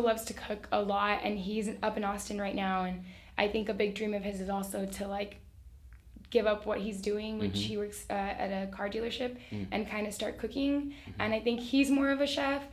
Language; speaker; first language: English; early bilingual, other home language; Spanish